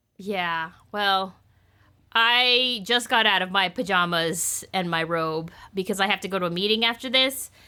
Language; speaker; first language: English; native; English